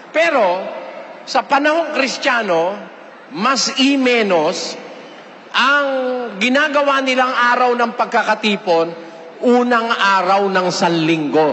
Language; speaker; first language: Filipino; native; Filipino